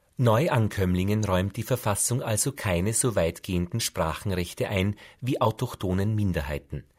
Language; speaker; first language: German; native; German